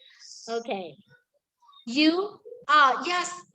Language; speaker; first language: English; non-native, learner; Vietnamese